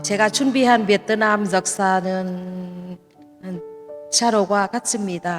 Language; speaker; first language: Korean; non-native, learner; Vietnamese